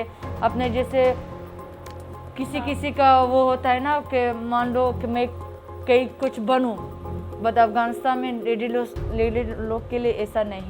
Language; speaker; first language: Hindi; non-native, fluent; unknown